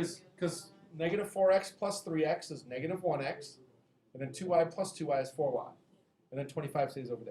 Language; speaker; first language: English; native; English